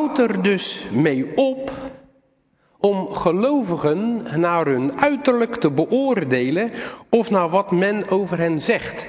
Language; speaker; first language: Dutch; native; Dutch